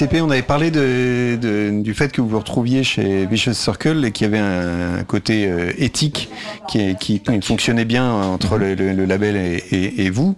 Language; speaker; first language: French; native; French